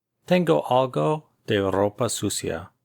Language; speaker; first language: Spanish; non-native, fluent; English